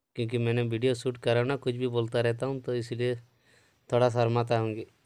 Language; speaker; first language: Hindi; non-native, local second language; Odia